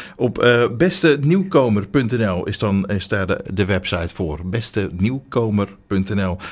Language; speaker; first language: Dutch; native; Dutch